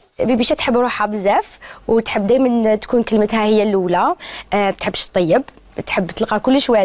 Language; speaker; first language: Arabic; native; Arabic